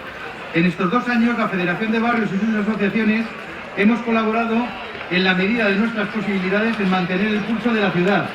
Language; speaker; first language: Spanish; native; Spanish